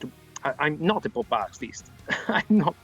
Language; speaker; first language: English; non-native, fluent; Italian